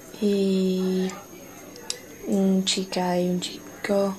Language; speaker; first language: Spanish; non-native, learner; English